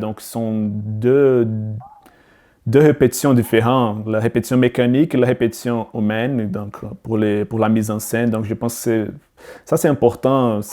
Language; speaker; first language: French; non-native, learner; Portuguese